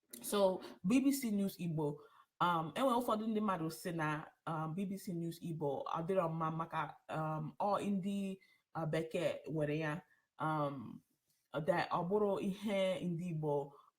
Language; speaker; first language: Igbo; early bilingual, heritage; English